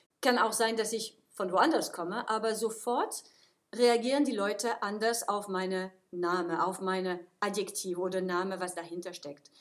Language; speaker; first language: German; non-native, fluent; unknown